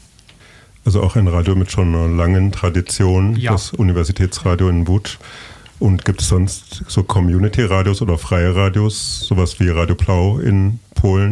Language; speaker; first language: German; native; German